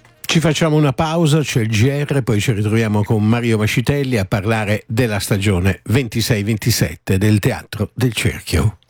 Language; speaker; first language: Italian; native; Italian